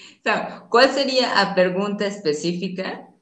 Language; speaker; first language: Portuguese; non-native, fluent; Spanish